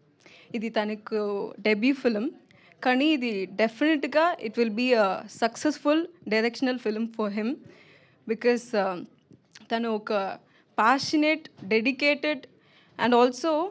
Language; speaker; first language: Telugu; non-native, learner; Tamil